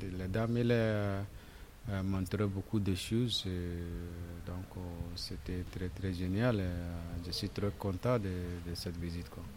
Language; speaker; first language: French; non-native, learner; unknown